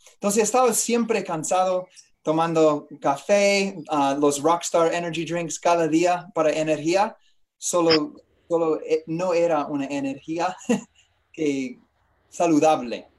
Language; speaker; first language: Spanish; non-native, learner; English